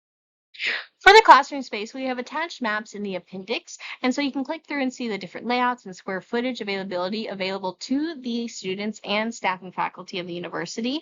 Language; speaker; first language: English; native; English